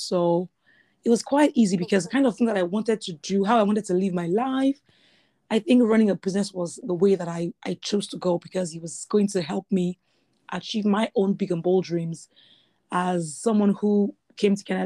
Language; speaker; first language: English; non-native, local second language; Yoruba